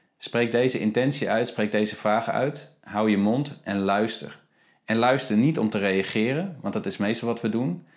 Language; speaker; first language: Dutch; native; Dutch